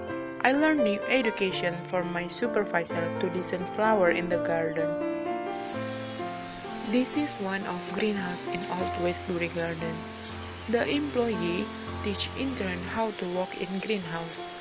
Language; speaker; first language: English; non-native, learner; Indonesian